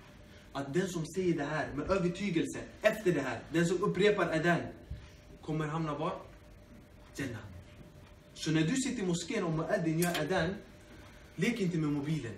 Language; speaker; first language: Swedish; early bilingual, other home language; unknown